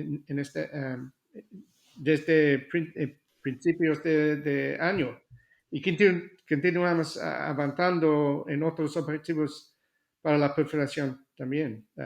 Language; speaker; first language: Spanish; non-native, fluent; English